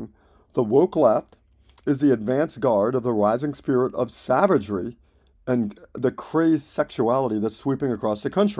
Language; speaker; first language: English; native; English